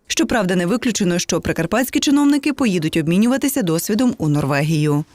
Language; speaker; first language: Ukrainian; native; Ukrainian